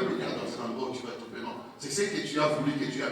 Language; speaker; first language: French; non-native, local second language; Lingala